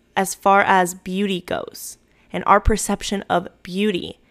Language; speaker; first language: English; early bilingual, other home language; Spanish